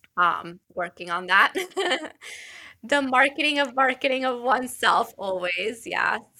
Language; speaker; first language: English; early bilingual, other home language; Italian